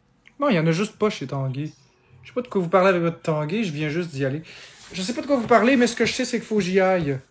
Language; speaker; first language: French; native; French